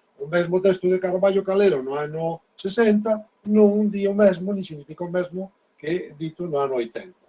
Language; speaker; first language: Galician; native; Galician